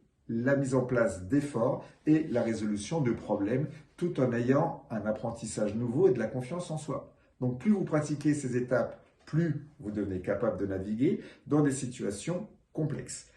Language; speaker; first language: French; native; French